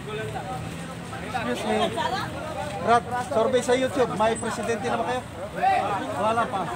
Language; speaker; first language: Filipino; non-native, local second language; Iloko